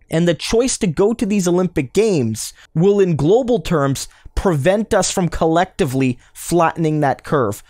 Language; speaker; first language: English; native; English